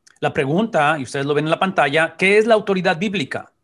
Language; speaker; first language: Spanish; native; Spanish